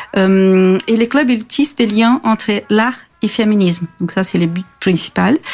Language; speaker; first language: French; non-native, fluent; Portuguese